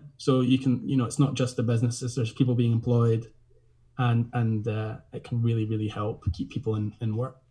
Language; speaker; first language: English; native; English